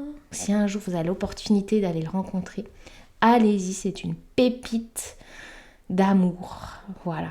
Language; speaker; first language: French; native; French